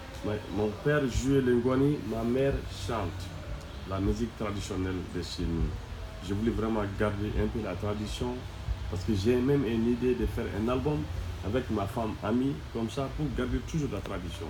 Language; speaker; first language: French; non-native, local second language; Bambara